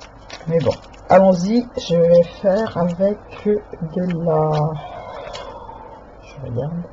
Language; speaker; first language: French; native; French